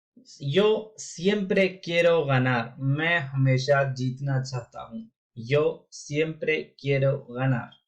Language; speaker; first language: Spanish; non-native, fluent; Urdu